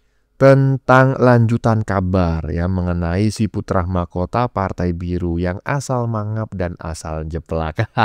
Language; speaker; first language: Indonesian; native; Indonesian